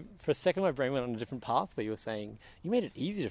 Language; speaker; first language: English; native; English